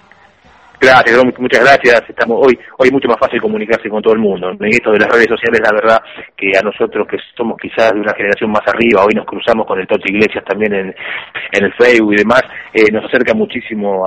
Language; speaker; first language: Spanish; native; Spanish